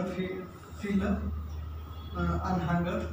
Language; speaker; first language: German; non-native, learner; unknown